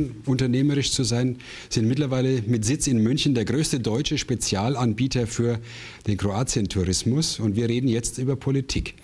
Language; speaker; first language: German; native; German